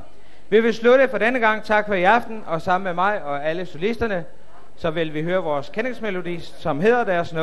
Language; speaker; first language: Danish; native; Danish